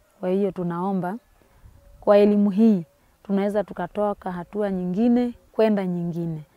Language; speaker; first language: Swahili; non-native, local second language; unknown